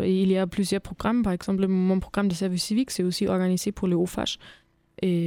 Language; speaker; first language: French; non-native, fluent; German